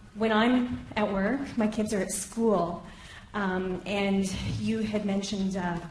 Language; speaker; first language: English; native; English